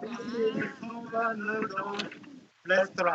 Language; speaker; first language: English; non-native, learner; Japanese